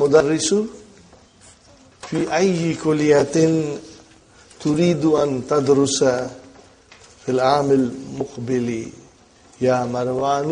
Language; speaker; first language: Arabic; non-native, fluent; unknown